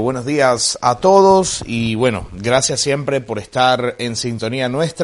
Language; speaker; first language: Spanish; native; Spanish